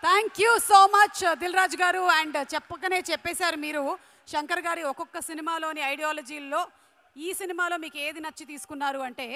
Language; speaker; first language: Telugu; native; Telugu